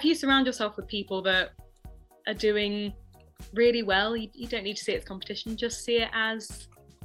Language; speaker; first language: English; native; English